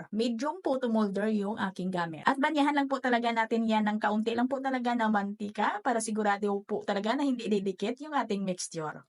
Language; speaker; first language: Filipino; non-native, local second language; Cebuano